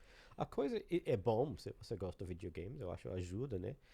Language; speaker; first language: Portuguese; non-native, learner; English